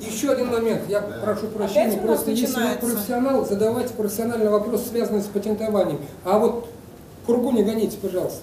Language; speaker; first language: Russian; native; Russian